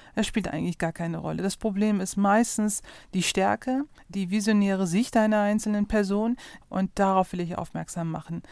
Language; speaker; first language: German; early bilingual, other home language; Turkish